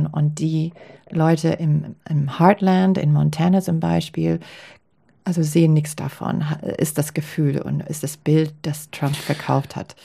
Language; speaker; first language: German; non-native, fluent; English